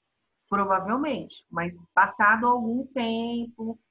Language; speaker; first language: Portuguese; native; Portuguese